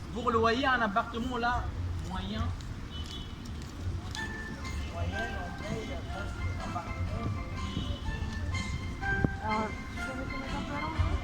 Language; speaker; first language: French; non-native, learner; Arabic